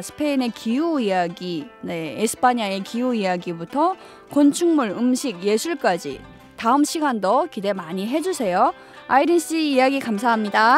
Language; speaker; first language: Korean; native; Korean